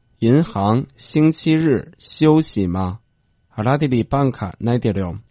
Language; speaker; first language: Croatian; non-native, fluent; Chinese